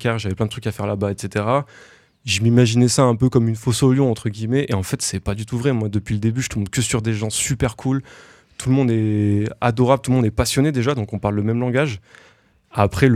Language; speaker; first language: French; native; French